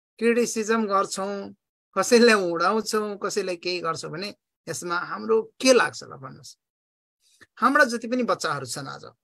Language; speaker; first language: Nepali; non-native, local second language; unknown